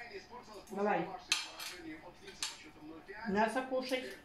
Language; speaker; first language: Russian; native; Russian